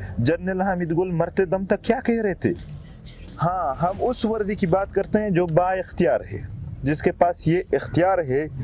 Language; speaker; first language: Urdu; non-native, local second language; Pashto